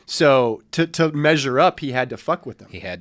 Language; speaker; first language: English; native; English